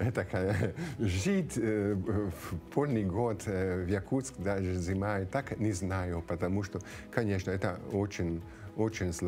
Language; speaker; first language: Russian; non-native, fluent; Italian